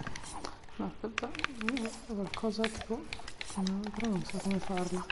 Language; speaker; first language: Italian; native; Italian